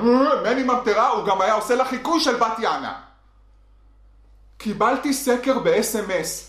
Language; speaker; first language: Hebrew; native; Hebrew